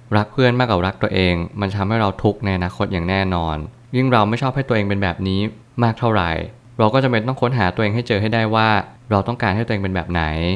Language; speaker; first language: Thai; native; Thai